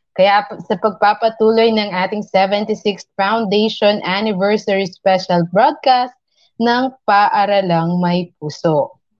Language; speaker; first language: Filipino; non-native, local second language; Pampanga